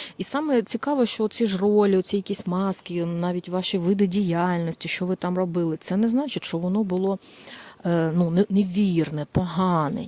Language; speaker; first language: Ukrainian; non-native, local second language; Russian